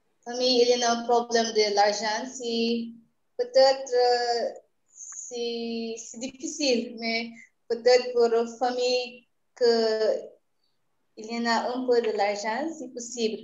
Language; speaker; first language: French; non-native, learner; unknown